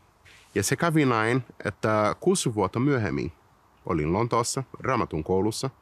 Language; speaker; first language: Finnish; non-native, fluent; Portuguese